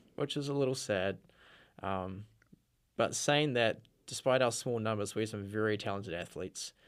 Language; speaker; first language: English; native; English